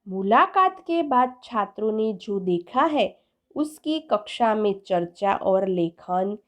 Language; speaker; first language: Hindi; non-native, local second language; Gujarati